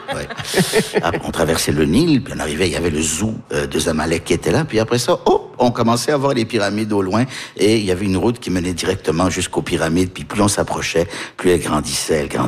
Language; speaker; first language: French; early bilingual, heritage; French